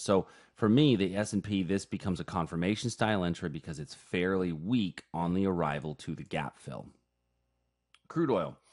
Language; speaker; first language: English; native; English